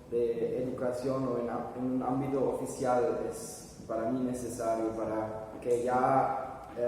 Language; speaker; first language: Spanish; non-native, fluent; German